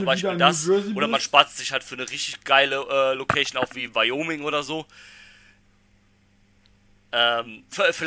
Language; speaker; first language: German; native; German